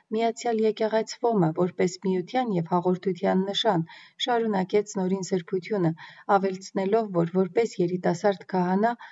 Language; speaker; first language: Armenian; native; Armenian